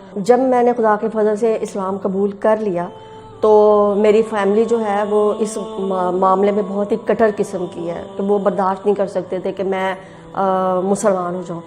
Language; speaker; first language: Urdu; native; Urdu